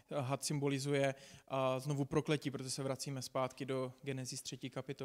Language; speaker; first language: Czech; non-native, fluent; English